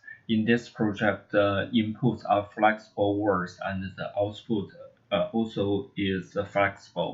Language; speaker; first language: English; non-native, learner; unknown